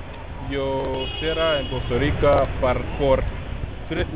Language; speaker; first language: Spanish; non-native, learner; English